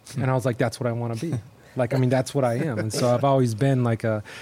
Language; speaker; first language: English; native; English